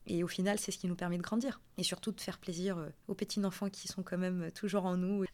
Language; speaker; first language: French; non-native, local second language; Arabic